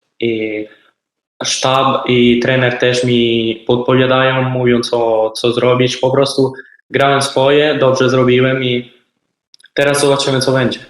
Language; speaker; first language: Polish; early bilingual, heritage; Polish